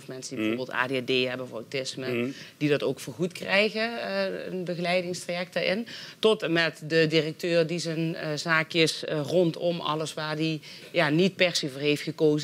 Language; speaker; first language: Dutch; native; Dutch